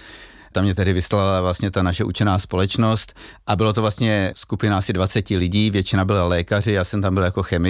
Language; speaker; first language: Czech; native; Czech